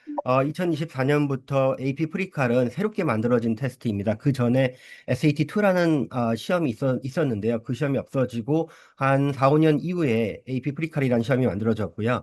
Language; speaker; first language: Korean; early bilingual, heritage; Korean